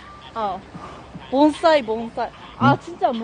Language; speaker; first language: Korean; non-native, learner; Japanese